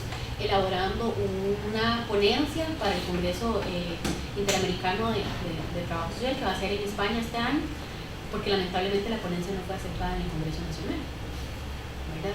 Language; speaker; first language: Spanish; native; Spanish